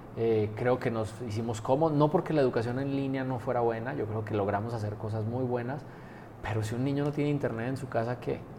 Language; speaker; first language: Spanish; native; Spanish